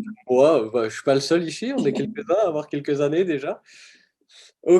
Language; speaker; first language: French; native; French